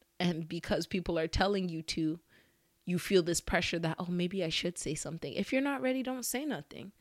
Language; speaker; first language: English; early bilingual, other home language; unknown